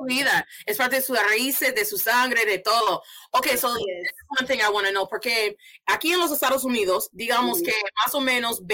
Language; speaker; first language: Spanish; non-native, fluent; English